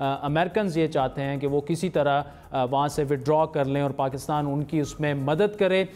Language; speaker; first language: Urdu; native; Urdu